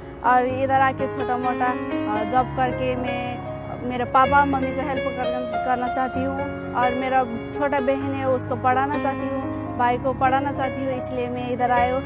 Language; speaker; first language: Hindi; non-native, learner; Nepali